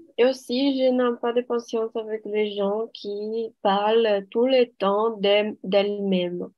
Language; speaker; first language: French; non-native, learner; Portuguese